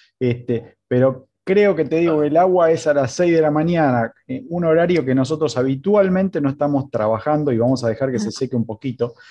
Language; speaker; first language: Spanish; native; Spanish